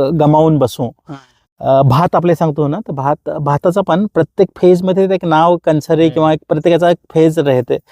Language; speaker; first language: Marathi; non-native, local second language; Kukna